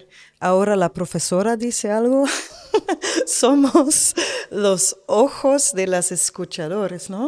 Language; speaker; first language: Spanish; non-native, learner; Dutch